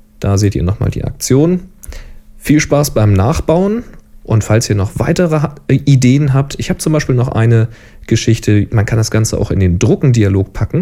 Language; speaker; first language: German; native; German